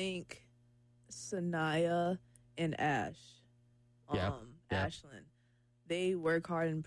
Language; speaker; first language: English; native; English